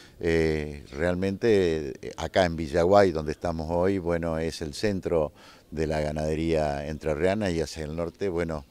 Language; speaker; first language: Spanish; native; Spanish